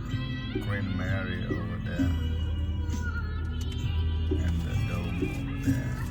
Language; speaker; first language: English; non-native, learner; Khmer